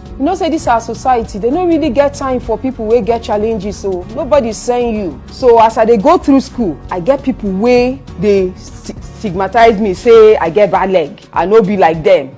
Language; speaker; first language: Nigerian Pidgin; non-native, local second language; Igbo